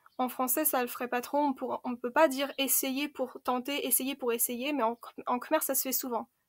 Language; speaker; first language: French; early bilingual, other home language; Khmer